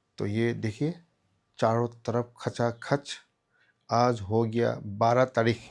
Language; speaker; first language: Hindi; non-native, local second language; Assamese